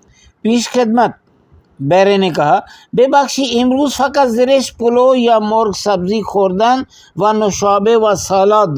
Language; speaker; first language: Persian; non-native, fluent; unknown